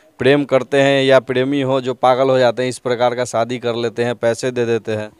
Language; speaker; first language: Hindi; native; Hindi